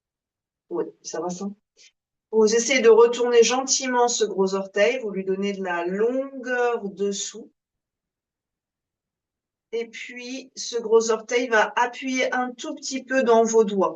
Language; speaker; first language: French; native; French